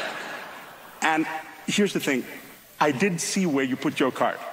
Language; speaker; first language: English; non-native, fluent; Finnish